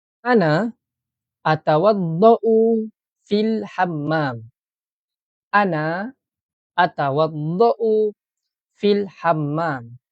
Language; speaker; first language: Arabic; non-native, fluent; Malay